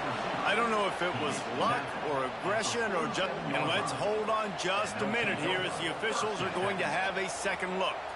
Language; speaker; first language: English; native; English